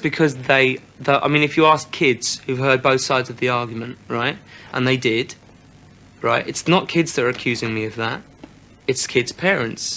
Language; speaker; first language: English; native; English